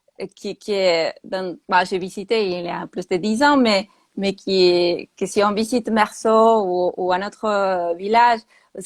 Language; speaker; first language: French; non-native, fluent; Spanish